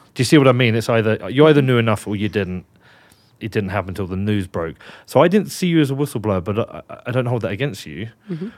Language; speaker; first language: English; native; English